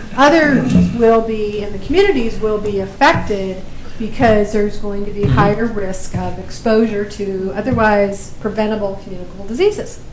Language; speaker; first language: English; native; English